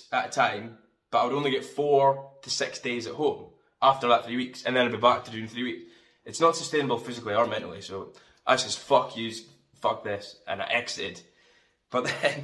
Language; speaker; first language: English; native; English